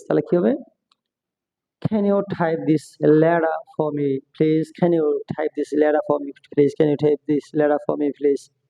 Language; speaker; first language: English; non-native, local second language; Bangla